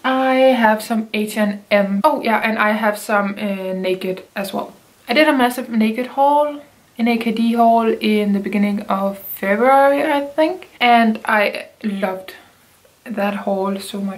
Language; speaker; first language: English; non-native, fluent; Danish